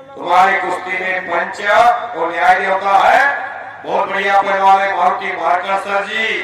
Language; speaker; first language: Hindi; non-native, local second language; Marathi